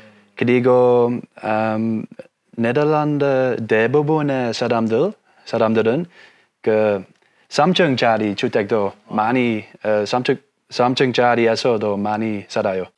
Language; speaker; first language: Korean; non-native, learner; Dutch